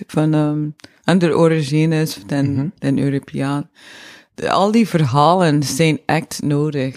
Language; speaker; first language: Dutch; non-native, fluent; English